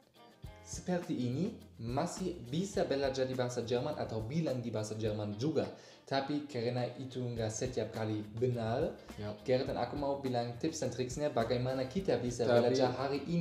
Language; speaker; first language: Indonesian; non-native, learner; German